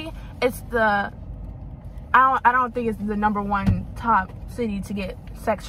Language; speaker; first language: English; native; English